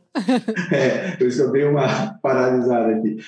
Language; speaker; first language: Portuguese; non-native, fluent; Italian